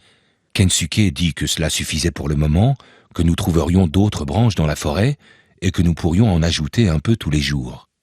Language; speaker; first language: French; native; French